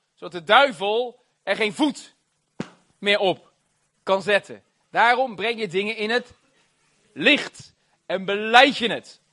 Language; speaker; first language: Dutch; native; Dutch